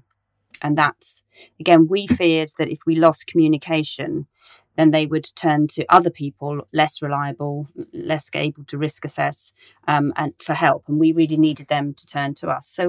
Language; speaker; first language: English; native; English